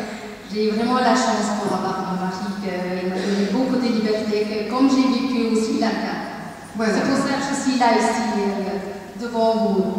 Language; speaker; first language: French; non-native, learner; Tamil